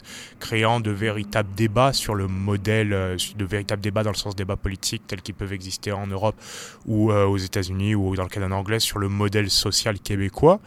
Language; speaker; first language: French; native; French